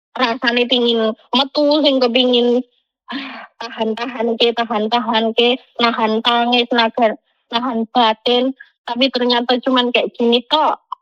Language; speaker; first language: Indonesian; non-native, local second language; Javanese